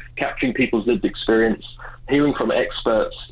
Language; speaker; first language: English; native; English